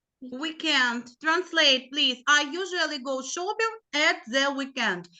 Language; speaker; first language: English; non-native, learner; Ukrainian